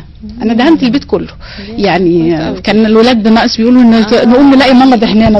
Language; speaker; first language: Arabic; native; Arabic